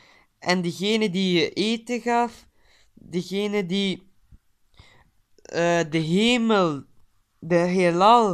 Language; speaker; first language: Dutch; early bilingual, other home language; Turkish